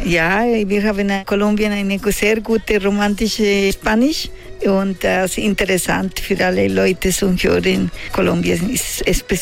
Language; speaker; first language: German; non-native, learner; Spanish